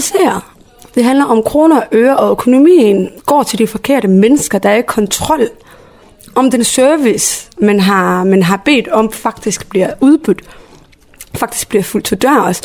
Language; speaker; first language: Danish; early bilingual, other home language; Somali